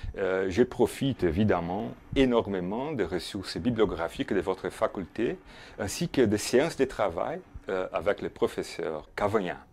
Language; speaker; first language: French; non-native, fluent; Portuguese